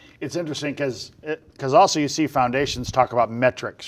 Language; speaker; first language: English; native; English